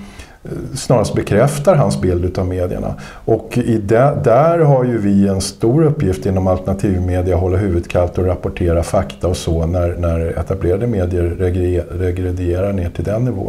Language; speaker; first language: Swedish; native; Swedish